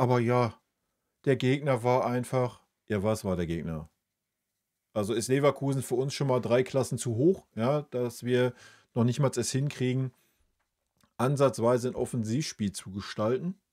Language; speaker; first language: German; native; German